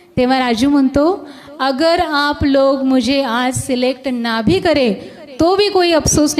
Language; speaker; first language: Hindi; non-native, local second language; Marathi